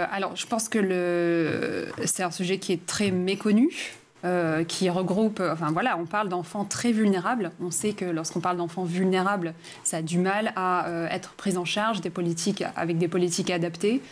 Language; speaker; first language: French; native; French